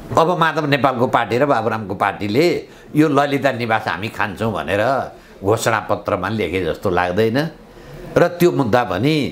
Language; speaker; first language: Nepali; native; Nepali